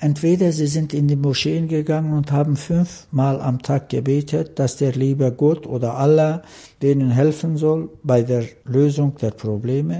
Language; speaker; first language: German; non-native, fluent; Turkish